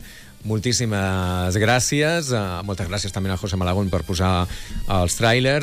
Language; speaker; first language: Catalan; native; Catalan